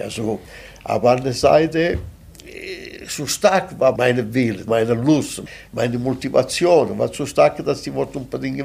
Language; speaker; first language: German; non-native, fluent; Italian